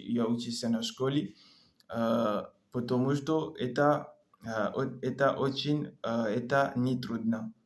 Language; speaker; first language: Russian; non-native, learner; French